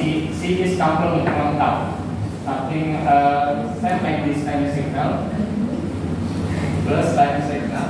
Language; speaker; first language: English; non-native, fluent; Indonesian